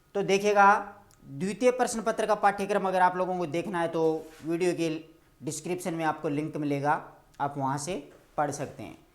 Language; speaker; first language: Hindi; native; Hindi